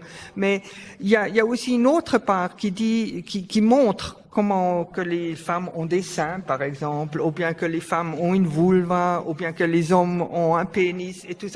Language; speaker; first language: French; non-native, fluent; German